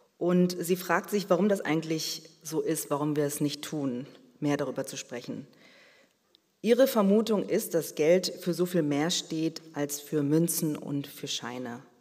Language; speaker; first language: German; early bilingual, other home language; Korean